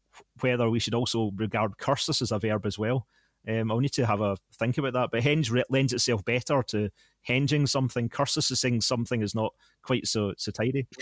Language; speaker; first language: English; native; English